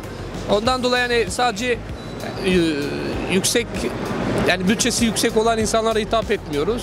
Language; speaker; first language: Turkish; non-native, fluent; Albanian